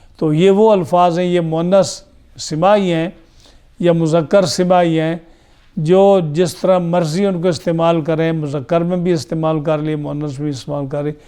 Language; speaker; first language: Urdu; non-native, local second language; Punjabi